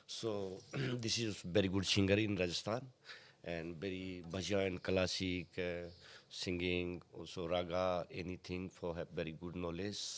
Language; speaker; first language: English; non-native, learner; Hindi